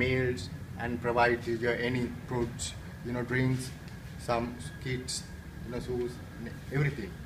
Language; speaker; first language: English; non-native, learner; Sinhala